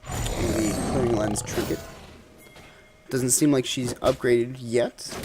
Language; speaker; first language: English; native; English